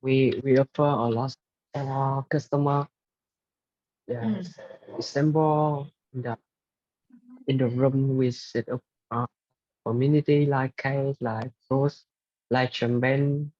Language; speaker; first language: English; non-native, learner; Vietnamese